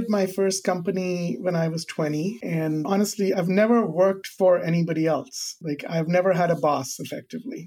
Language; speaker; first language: English; non-native, local second language; Hindi